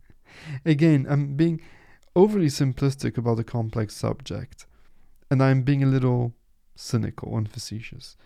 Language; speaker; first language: English; non-native, fluent; French